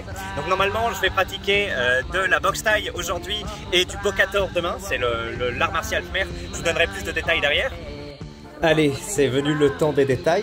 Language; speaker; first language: French; native; French